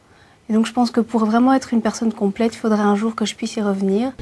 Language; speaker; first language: French; early bilingual, other home language; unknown